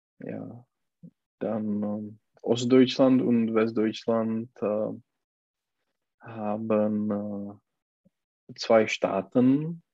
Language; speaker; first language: German; non-native, learner; Czech